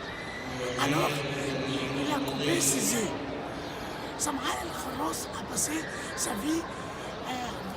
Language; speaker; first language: French; non-native, learner; Arabic